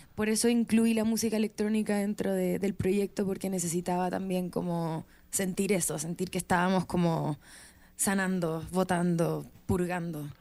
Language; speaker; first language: Spanish; native; Spanish